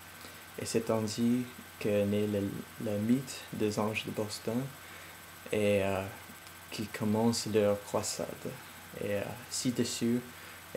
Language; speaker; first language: French; non-native, learner; English